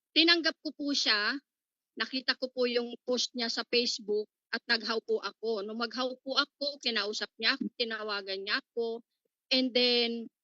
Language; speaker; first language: Filipino; native; Filipino